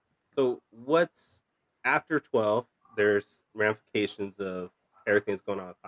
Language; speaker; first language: English; native; English